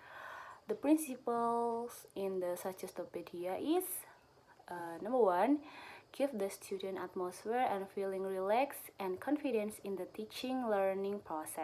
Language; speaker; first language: English; non-native, learner; Indonesian